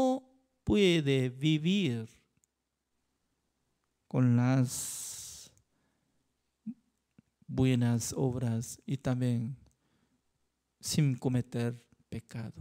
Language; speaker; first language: Spanish; non-native, fluent; Korean